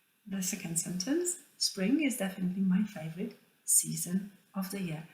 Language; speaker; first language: English; non-native, fluent; Polish